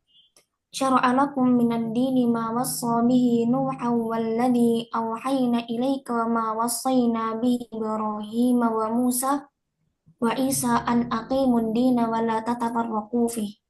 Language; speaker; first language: Arabic; non-native, learner; Indonesian